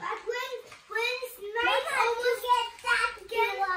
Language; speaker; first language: English; early bilingual, heritage; English